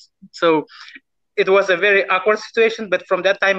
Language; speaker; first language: English; non-native, fluent; Lithuanian